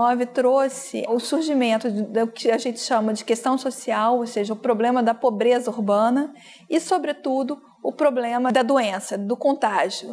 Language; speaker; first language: Portuguese; native; Portuguese